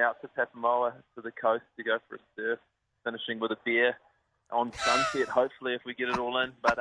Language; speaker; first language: English; native; English